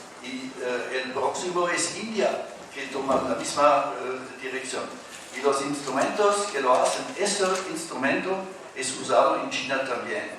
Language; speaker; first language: Spanish; non-native, fluent; German